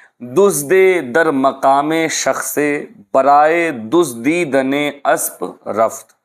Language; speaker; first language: Persian; non-native, fluent; Urdu